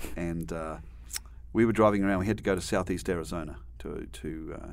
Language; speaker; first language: English; native; English